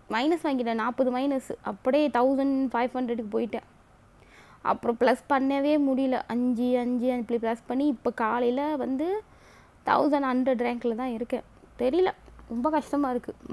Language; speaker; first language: Tamil; early bilingual, heritage; Tamil